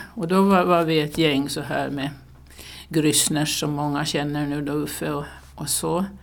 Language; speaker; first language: Swedish; native; Swedish